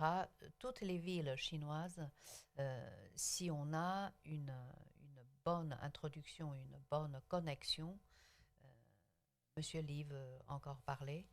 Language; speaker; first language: French; non-native, local second language; Chinese